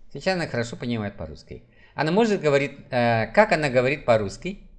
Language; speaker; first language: Russian; non-native, fluent; Vietnamese